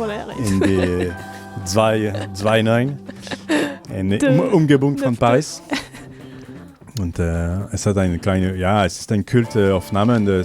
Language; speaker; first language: German; non-native, learner; French